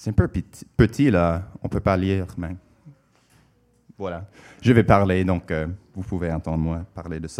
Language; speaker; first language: French; non-native, local second language; English